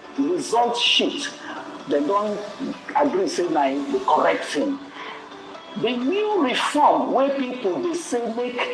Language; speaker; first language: Nigerian Pidgin; native; Nigerian Pidgin